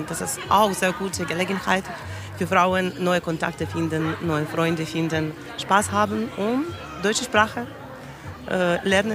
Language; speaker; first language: German; non-native, learner; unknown